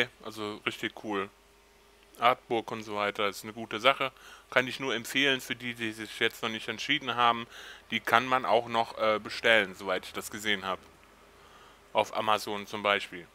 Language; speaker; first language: German; native; German